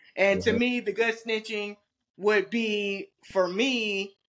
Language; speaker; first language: English; native; English